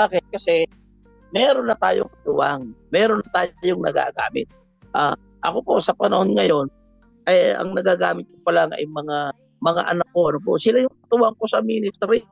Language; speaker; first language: Filipino; native; Filipino